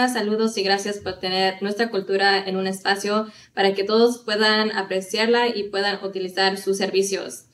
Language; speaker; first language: Spanish; early bilingual, heritage; Spanish